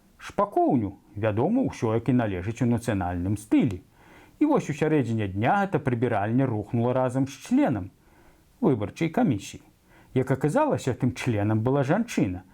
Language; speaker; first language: Belarusian; native; Belarusian